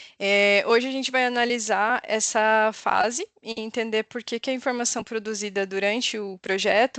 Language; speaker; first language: Portuguese; native; Portuguese